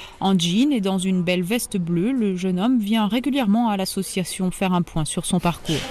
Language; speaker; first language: French; native; French